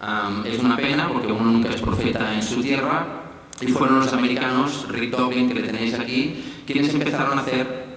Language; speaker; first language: Spanish; native; Spanish